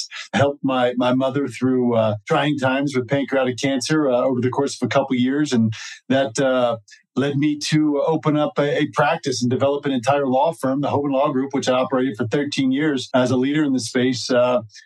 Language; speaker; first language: English; native; English